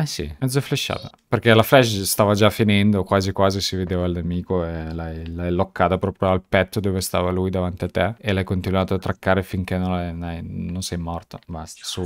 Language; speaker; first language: Italian; native; Italian